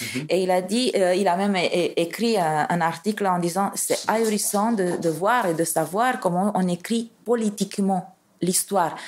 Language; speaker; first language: French; non-native, fluent; Romanian